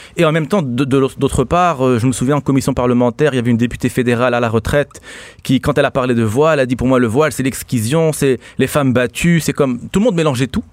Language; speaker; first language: French; non-native, local second language; Arabic